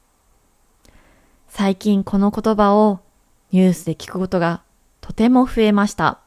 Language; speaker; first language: Japanese; native; Japanese